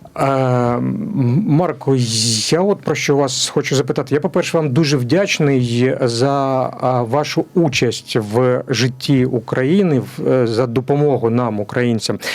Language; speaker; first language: Ukrainian; native; Ukrainian